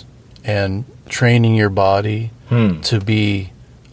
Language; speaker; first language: English; native; English